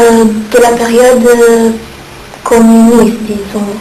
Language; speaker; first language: French; non-native, learner; Romanian